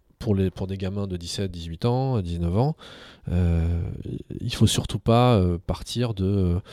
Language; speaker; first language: French; early bilingual, other home language; Arabic